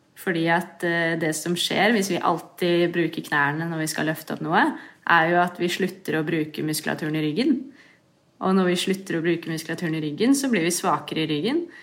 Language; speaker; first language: Norwegian; native; Norwegian